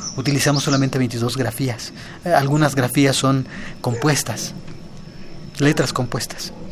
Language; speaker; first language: Spanish; non-native, local second language; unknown